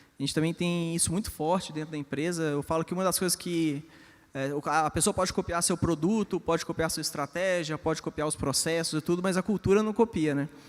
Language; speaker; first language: Portuguese; native; Portuguese